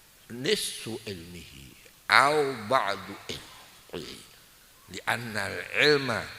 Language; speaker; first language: Arabic; non-native, fluent; Javanese